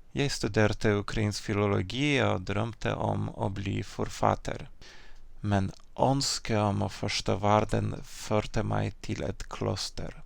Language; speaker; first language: Norwegian; non-native, fluent; Ukrainian